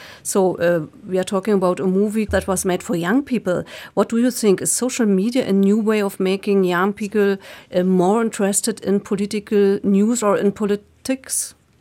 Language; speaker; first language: English; non-native, fluent; German